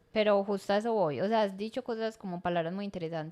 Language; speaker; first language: Spanish; native; Spanish